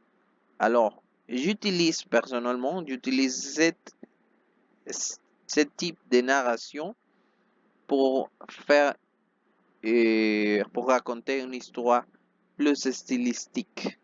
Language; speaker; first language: French; non-native, fluent; Spanish